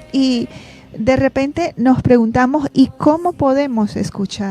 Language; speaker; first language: Spanish; native; Spanish